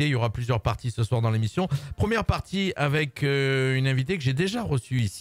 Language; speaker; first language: French; native; French